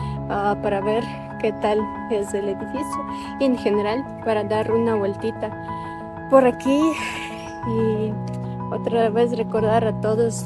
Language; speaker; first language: Spanish; non-native, fluent; Ukrainian